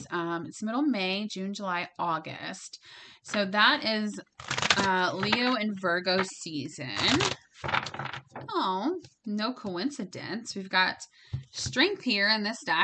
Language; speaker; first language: English; native; English